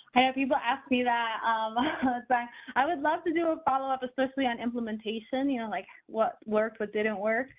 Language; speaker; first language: English; native; English